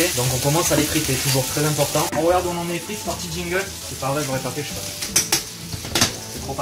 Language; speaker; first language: French; native; French